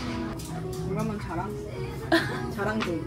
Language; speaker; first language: Korean; non-native, learner; Japanese